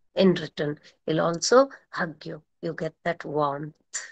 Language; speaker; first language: English; non-native, local second language; Kannada